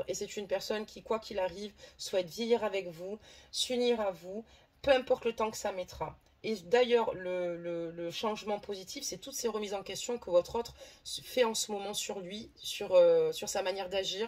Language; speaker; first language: French; native; French